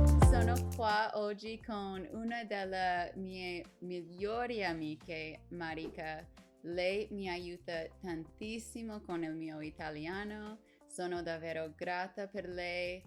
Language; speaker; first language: Italian; non-native, fluent; English